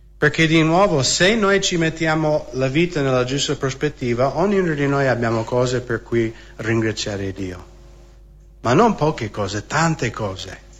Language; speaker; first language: Italian; non-native, fluent; English